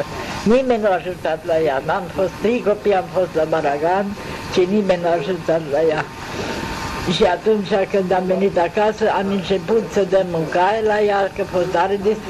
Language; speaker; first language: Romanian; non-native, local second language; German